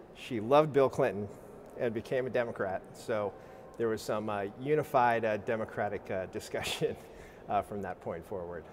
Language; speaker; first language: English; native; English